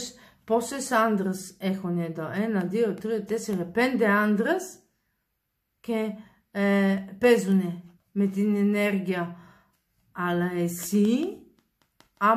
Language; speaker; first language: Greek; non-native, learner; Bulgarian